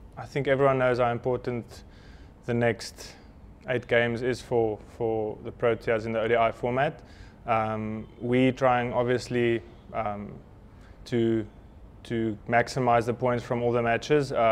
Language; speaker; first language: English; non-native, local second language; Afrikaans